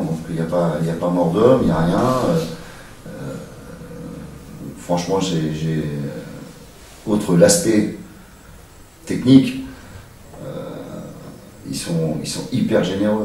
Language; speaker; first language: French; native; French